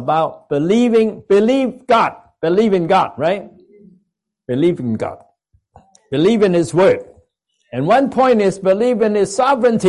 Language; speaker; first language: English; non-native, local second language; Cantonese